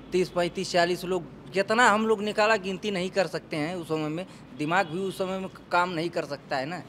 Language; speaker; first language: Hindi; native; Hindi